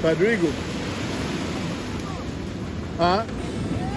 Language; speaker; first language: Portuguese; non-native, learner; English